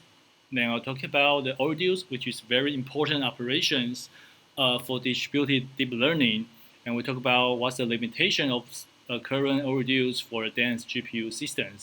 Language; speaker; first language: English; non-native, fluent; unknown